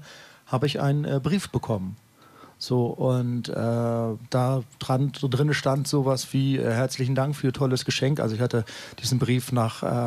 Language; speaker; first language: German; native; German